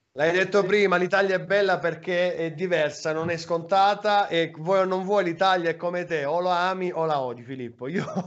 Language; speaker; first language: Italian; native; Italian